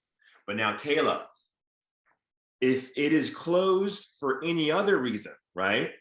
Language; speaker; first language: English; native; English